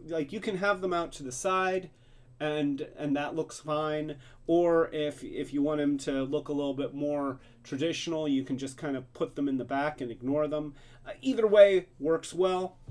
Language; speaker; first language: English; native; English